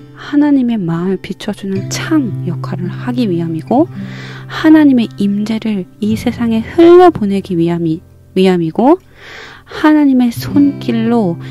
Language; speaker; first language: Korean; native; Korean